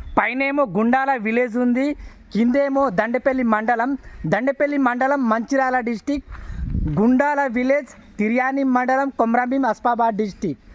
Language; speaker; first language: Telugu; native; Telugu